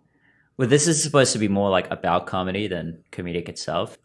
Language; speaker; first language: English; native; English